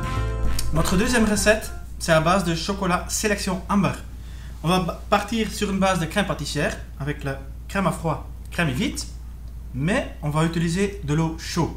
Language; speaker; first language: French; native; French